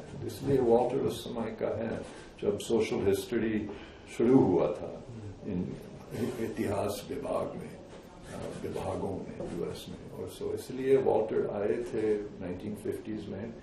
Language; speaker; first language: Hindi; non-native, fluent; English